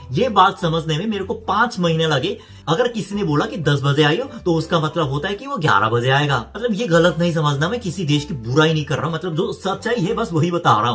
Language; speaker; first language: Hindi; non-native, fluent; Korean